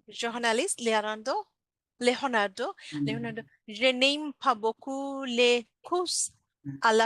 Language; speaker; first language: French; non-native, learner; Bangla